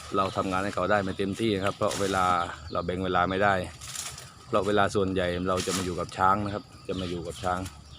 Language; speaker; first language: Thai; non-native, local second language; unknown